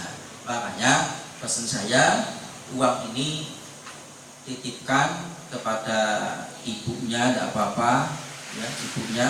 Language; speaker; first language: Indonesian; native; Indonesian